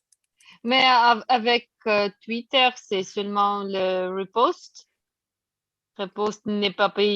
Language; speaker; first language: French; non-native, learner; English